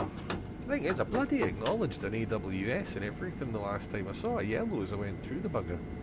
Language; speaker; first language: English; native; English